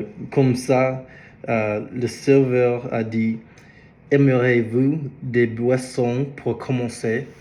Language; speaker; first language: French; non-native, learner; English